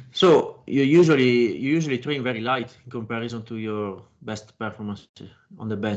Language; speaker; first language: English; non-native, fluent; Italian